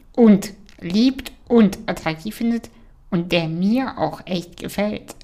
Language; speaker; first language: German; early bilingual, other home language; Russian